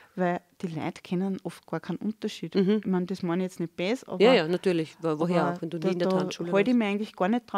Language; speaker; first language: German; native; German